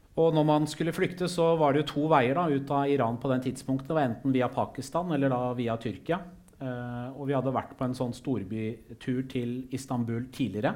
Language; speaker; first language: Norwegian; early bilingual, other home language; Persian